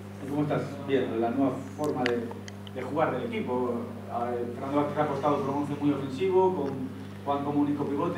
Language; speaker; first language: Spanish; native; Spanish